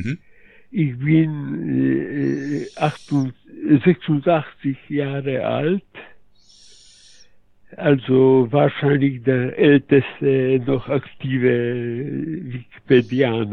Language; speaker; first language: German; non-native, fluent; Polish